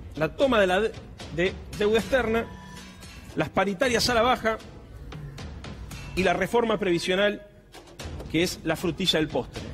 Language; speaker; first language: Spanish; native; Spanish